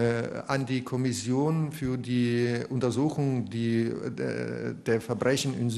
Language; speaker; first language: German; non-native, fluent; Russian